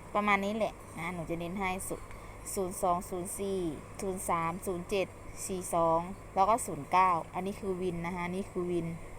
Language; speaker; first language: Thai; native; Thai